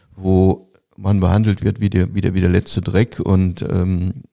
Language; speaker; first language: German; native; German